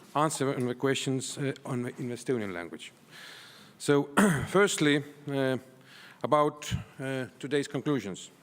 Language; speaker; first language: English; non-native, fluent; Estonian